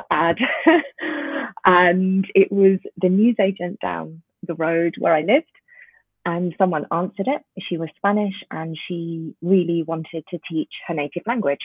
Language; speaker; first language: English; early bilingual, other home language; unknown